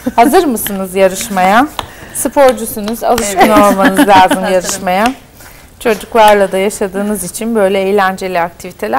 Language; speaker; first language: Turkish; native; Turkish